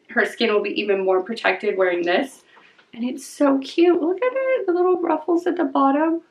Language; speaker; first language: English; native; English